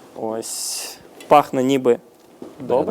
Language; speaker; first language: Ukrainian; native; Ukrainian